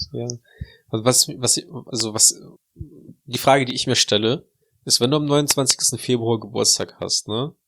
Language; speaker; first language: German; early bilingual, other home language; Russian